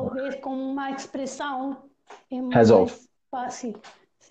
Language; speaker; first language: Portuguese; non-native, learner; Spanish